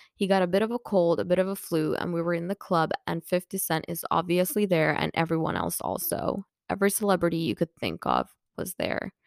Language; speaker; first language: English; non-native, fluent; Swedish